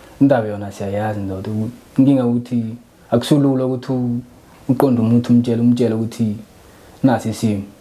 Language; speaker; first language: Zulu; non-native, local second language; Northern Sotho